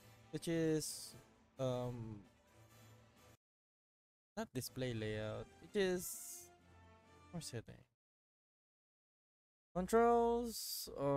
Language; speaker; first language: English; non-native, local second language; Filipino